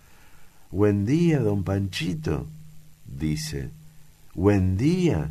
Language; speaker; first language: Spanish; native; Spanish